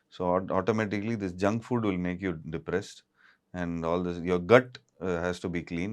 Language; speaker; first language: English; non-native, local second language; Tamil